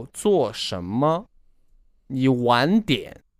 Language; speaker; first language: Chinese; non-native, learner; English